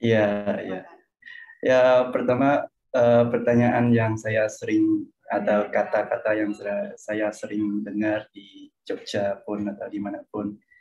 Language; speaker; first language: Indonesian; non-native, fluent; Khmer